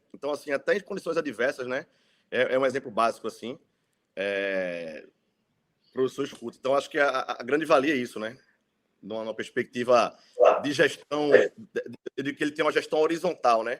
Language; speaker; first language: Portuguese; native; Portuguese